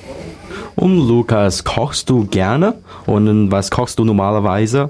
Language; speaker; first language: German; non-native, learner; Chinese